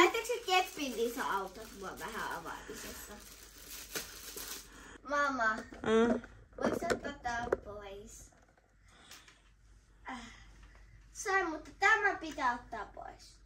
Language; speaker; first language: Finnish; early bilingual, other home language; Kinyarwanda